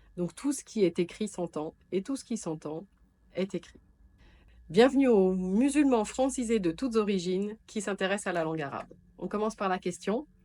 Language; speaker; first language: French; native; French